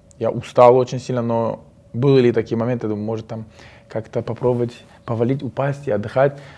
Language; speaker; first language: Russian; non-native, local second language; Uzbek